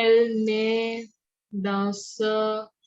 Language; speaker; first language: French; non-native, learner; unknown